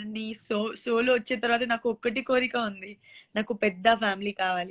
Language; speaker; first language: Telugu; non-native, learner; Gujarati